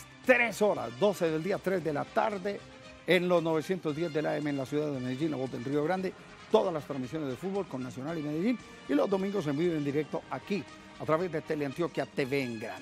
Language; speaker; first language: Spanish; native; Spanish